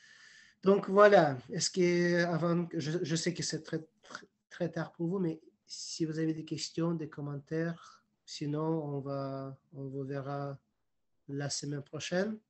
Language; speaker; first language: French; non-native, fluent; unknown